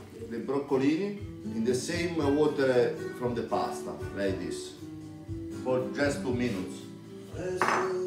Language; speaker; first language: English; non-native, learner; Italian